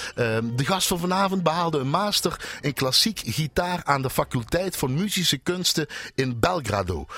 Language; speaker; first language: Dutch; native; Dutch